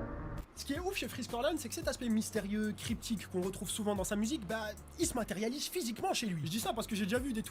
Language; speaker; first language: French; native; French